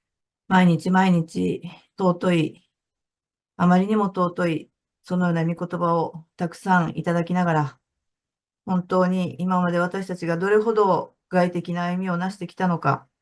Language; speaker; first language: Japanese; native; Japanese